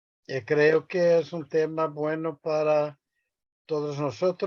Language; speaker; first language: Spanish; non-native, fluent; Portuguese